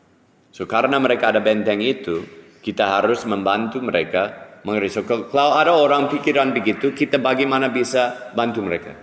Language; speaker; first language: Indonesian; non-native, fluent; English